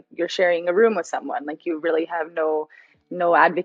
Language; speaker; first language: English; native; English